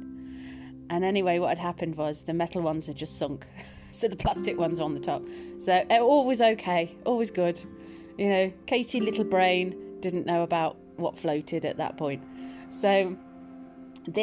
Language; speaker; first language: English; native; English